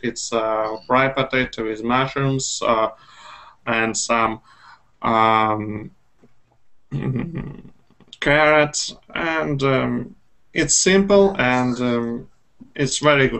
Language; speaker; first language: English; non-native, fluent; Russian